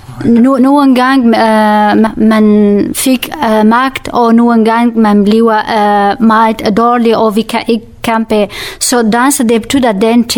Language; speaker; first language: Danish; non-native, learner; Kurdish